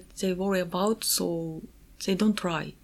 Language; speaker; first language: English; non-native, learner; Japanese